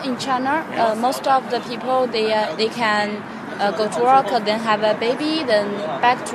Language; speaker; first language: English; non-native, fluent; Chinese